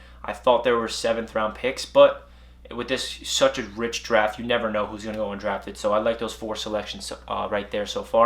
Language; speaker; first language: English; native; English